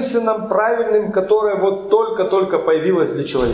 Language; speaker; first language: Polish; non-native, learner; Russian